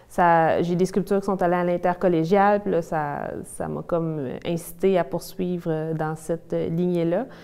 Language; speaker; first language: French; native; French